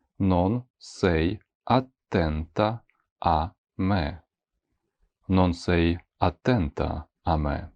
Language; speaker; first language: Italian; non-native, fluent; Ukrainian